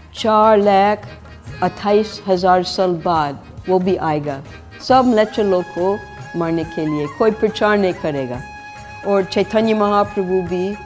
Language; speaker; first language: Hindi; non-native, fluent; English